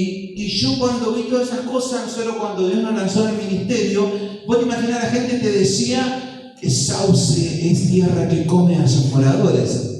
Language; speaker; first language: Spanish; native; Spanish